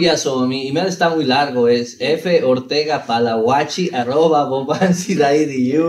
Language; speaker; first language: Spanish; early bilingual, heritage; Spanish